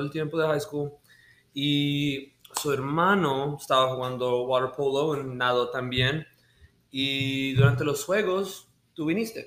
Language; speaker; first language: Spanish; early bilingual, heritage; Spanish